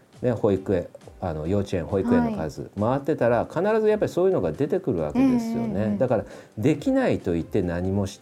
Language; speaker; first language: Japanese; native; Japanese